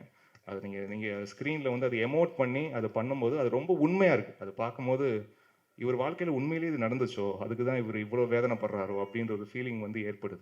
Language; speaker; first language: Tamil; native; Tamil